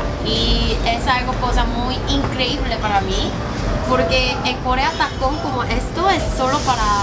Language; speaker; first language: Spanish; non-native, learner; Korean